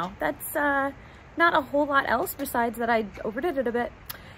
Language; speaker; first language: English; native; English